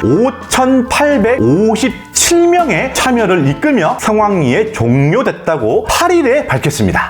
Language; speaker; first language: Korean; native; Korean